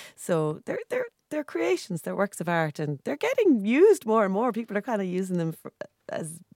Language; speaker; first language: English; non-native, local second language; Irish